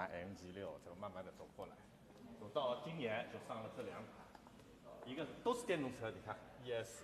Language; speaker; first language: Chinese; native; Chinese